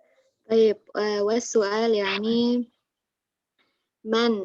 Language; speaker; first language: Arabic; non-native, learner; Indonesian